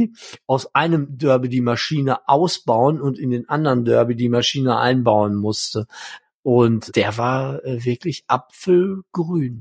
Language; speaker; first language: German; native; German